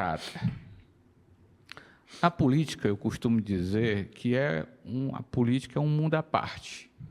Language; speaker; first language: Portuguese; native; Portuguese